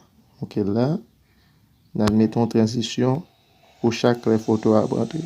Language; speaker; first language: French; non-native, learner; Haitian Creole